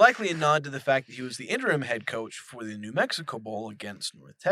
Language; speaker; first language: English; native; English